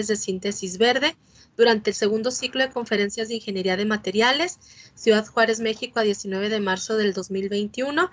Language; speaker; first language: Spanish; native; Spanish